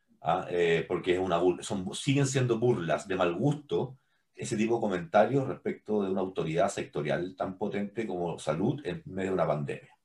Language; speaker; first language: Spanish; native; Spanish